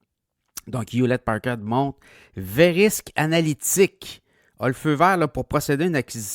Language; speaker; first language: French; native; French